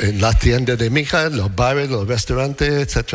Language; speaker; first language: Spanish; non-native, learner; English